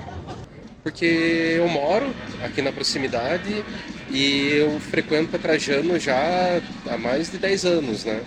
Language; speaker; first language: Portuguese; non-native, fluent; Arabic